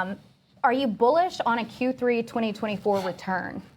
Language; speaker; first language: English; native; English